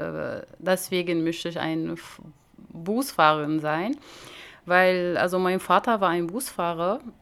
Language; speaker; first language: German; non-native, learner; Arabic